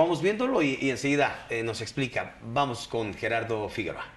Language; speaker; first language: Spanish; native; Spanish